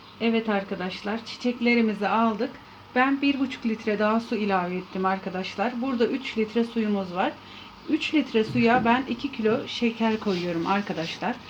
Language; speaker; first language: Turkish; native; Turkish